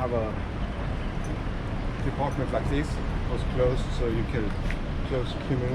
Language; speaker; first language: English; non-native, learner; Swedish